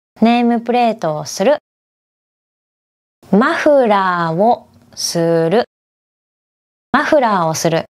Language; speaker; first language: Japanese; native; Japanese